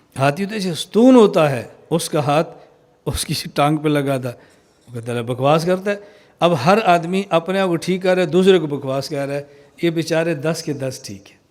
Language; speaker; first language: Urdu; non-native, local second language; Punjabi